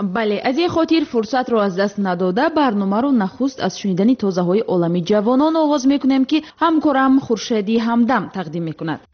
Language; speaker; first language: Tajik; native; Tajik